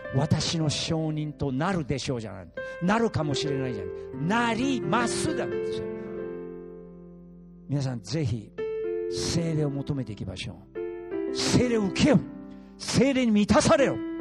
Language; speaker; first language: Japanese; early bilingual, heritage; Japanese